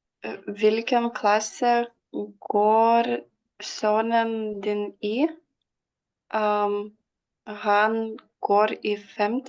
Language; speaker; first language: Norwegian; non-native, learner; Lithuanian